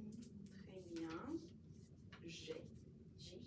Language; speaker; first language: French; non-native, fluent; English